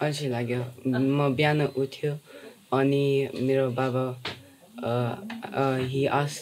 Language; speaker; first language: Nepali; early bilingual, heritage; Nepali